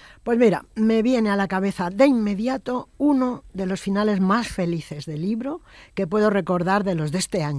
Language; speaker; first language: Spanish; native; Spanish